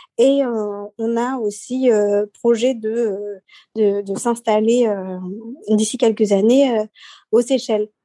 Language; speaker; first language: French; early bilingual, other home language; Seselwa Creole French